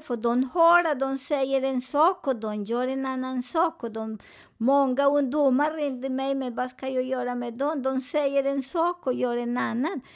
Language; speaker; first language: Swedish; non-native, fluent; Spanish